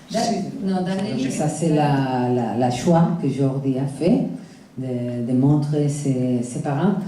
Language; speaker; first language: French; non-native, fluent; Spanish